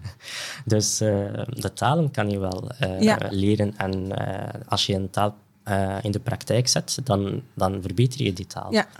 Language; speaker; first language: Dutch; non-native, fluent; Riffian